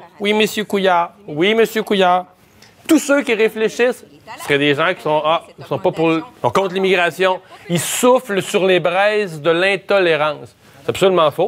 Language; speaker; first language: French; native; French